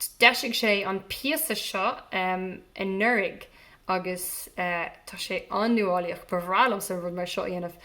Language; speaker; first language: Irish; non-native, local second language; English